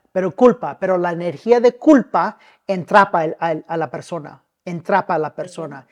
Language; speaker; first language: Spanish; early bilingual, heritage; Spanish